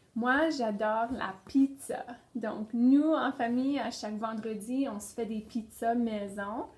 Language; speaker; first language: French; native; French